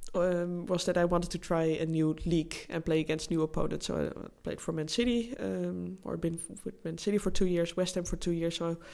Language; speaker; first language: English; non-native, fluent; Dutch